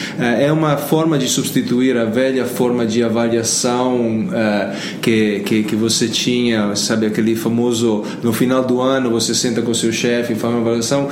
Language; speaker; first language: Portuguese; non-native, fluent; Italian